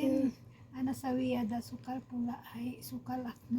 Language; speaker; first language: Arabic; non-native, learner; Indonesian